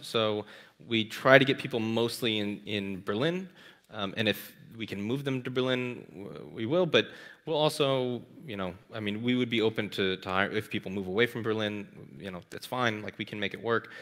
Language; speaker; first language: English; native; English